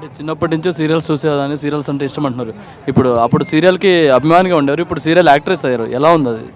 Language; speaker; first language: Telugu; native; Telugu